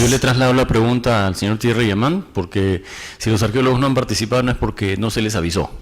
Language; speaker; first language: Spanish; native; Spanish